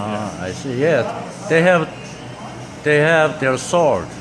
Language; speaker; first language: English; non-native, learner; Korean